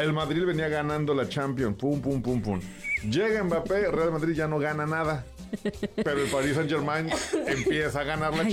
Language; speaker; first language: Spanish; native; Spanish